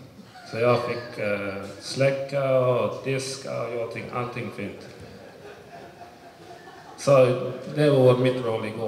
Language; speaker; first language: Swedish; early bilingual, other home language; English